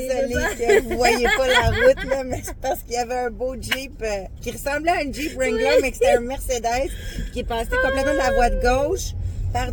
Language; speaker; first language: French; native; French